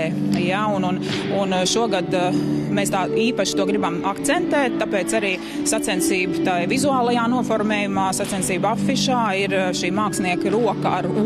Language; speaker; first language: Latvian; native; Latvian